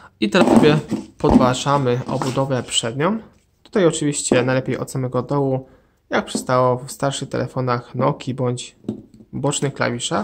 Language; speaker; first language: Polish; native; Polish